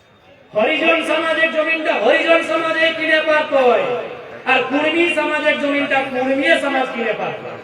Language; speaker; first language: Bangla; non-native, local second language; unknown